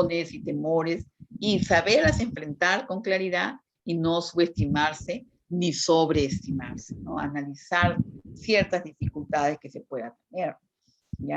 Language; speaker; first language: Spanish; native; Spanish